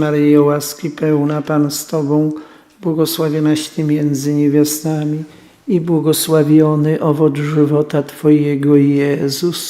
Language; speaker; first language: Polish; native; Polish